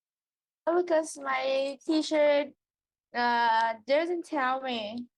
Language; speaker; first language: English; non-native, learner; Vietnamese